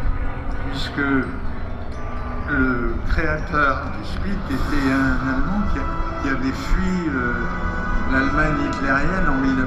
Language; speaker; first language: French; native; French